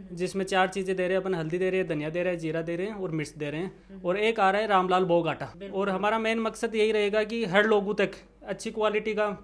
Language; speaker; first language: Hindi; native; Hindi